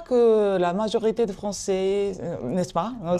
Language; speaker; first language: French; non-native, fluent; Japanese